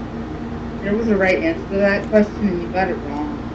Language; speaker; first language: English; native; English